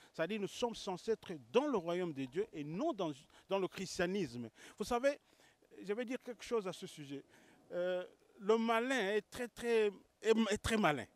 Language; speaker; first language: French; non-native, local second language; Lingala